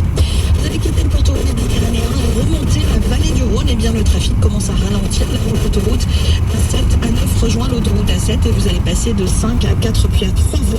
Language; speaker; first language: French; native; French